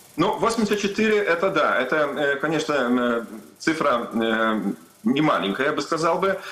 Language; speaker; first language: Russian; non-native, local second language; Lithuanian